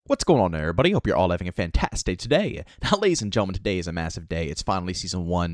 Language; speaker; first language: English; native; English